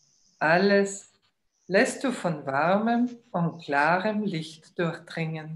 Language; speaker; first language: German; native; German